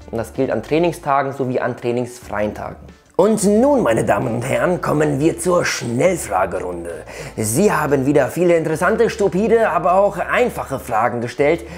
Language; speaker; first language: German; early bilingual, other home language; Polish